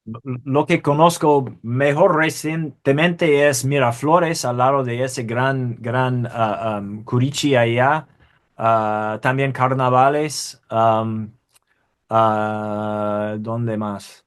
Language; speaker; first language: Spanish; non-native, fluent; English